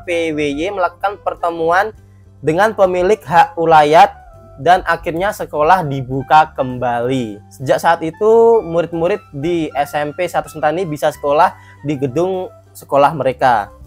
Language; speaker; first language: Indonesian; native; Indonesian